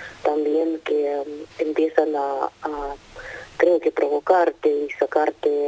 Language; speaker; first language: Spanish; non-native, fluent; Ukrainian